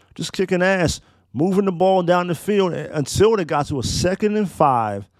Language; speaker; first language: English; native; English